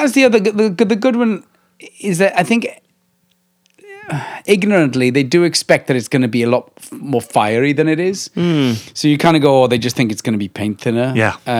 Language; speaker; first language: English; native; English